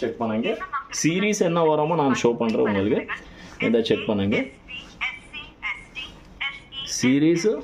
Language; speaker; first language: Tamil; non-native, local second language; Malayalam